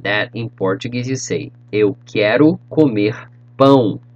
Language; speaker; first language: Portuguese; non-native, fluent; English